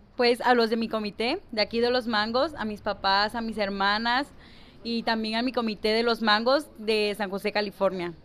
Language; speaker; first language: Spanish; native; Spanish